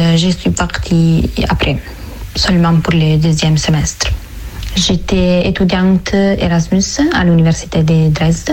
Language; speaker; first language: French; non-native, fluent; Italian